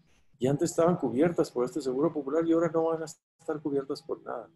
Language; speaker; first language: Spanish; native; Spanish